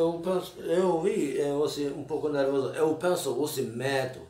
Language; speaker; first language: Portuguese; non-native, learner; Turkish